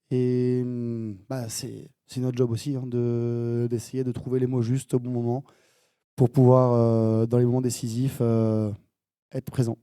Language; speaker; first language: French; native; French